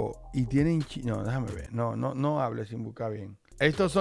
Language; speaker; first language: Spanish; native; Spanish